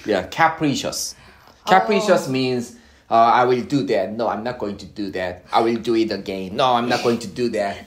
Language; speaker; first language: English; non-native, fluent; Korean